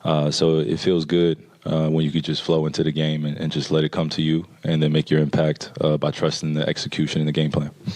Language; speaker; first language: English; native; English